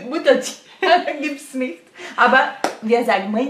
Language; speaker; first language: German; non-native, learner; Portuguese